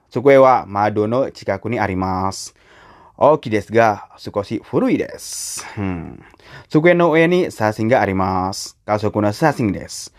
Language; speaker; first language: Japanese; non-native, learner; Indonesian